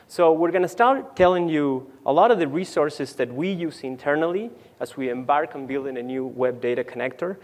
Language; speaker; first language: English; non-native, fluent; Spanish